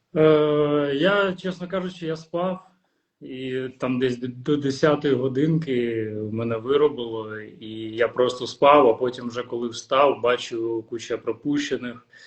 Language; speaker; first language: Ukrainian; non-native, local second language; Russian